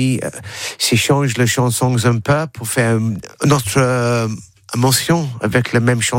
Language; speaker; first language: French; non-native, learner; English